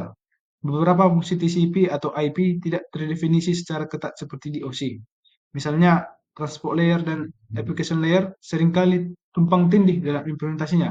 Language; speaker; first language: Indonesian; native; Indonesian